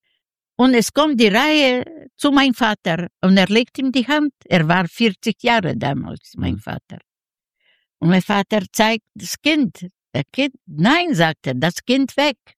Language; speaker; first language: German; non-native, learner; Yiddish